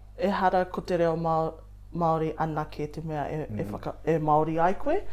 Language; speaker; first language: Māori; non-native, local second language; English